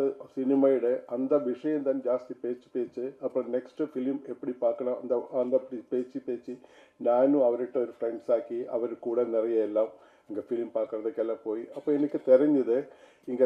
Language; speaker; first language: Tamil; non-native, learner; Malayalam